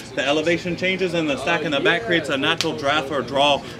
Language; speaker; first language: English; native; English